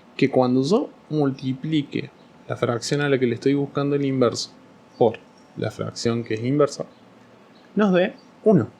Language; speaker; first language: Spanish; native; Spanish